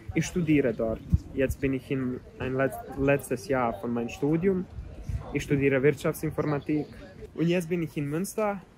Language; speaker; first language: German; non-native, learner; Bosnian